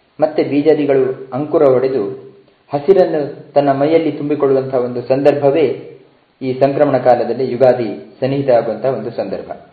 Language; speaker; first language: Kannada; non-native, local second language; Tulu